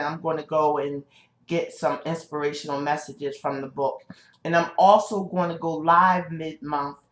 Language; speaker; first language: English; native; English